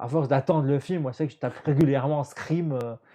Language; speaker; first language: French; native; French